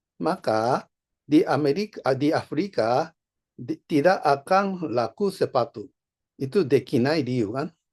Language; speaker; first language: Indonesian; non-native, fluent; Japanese